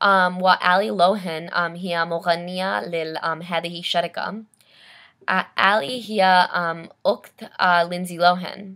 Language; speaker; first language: Arabic; non-native, learner; English